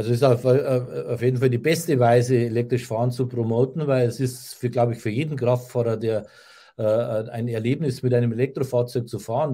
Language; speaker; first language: German; native; German